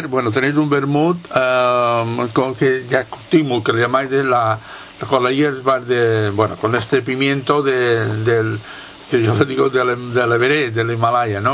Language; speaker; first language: Spanish; non-native, local second language; Catalan